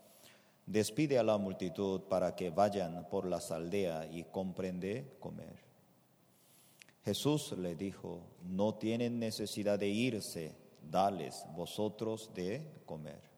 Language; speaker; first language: Spanish; non-native, fluent; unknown